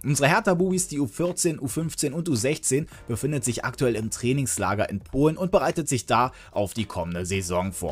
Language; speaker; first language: German; native; German